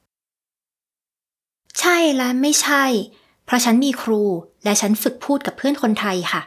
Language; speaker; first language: Thai; non-native, learner; English